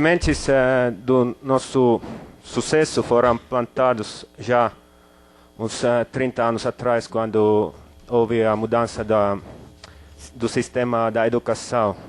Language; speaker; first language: Portuguese; non-native, fluent; Finnish